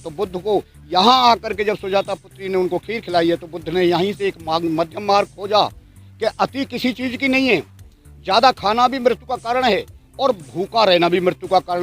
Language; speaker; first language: Hindi; native; Hindi